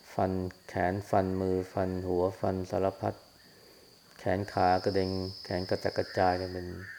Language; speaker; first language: Thai; native; Thai